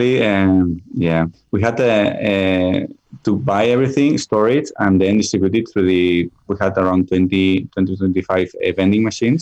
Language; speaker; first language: English; non-native, fluent; Spanish